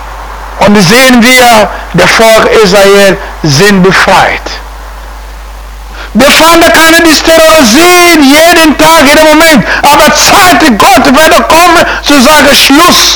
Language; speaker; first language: German; non-native, fluent; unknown